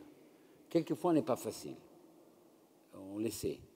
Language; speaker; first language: French; non-native, fluent; Italian